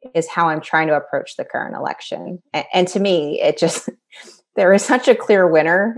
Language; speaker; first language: English; native; English